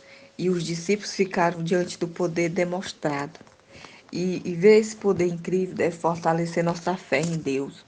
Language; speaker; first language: Portuguese; native; Portuguese